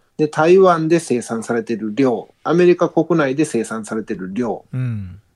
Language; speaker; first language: Japanese; native; Japanese